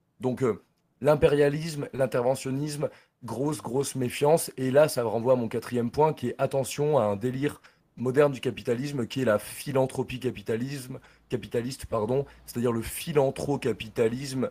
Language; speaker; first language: French; native; French